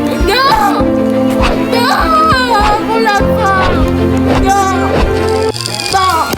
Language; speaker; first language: French; native; French